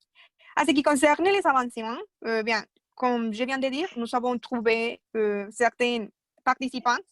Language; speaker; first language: French; non-native, fluent; Spanish